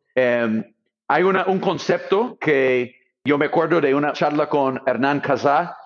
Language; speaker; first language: Spanish; non-native, fluent; English